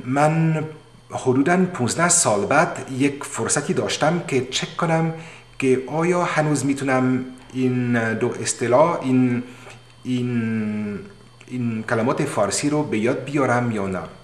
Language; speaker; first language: Persian; non-native, learner; French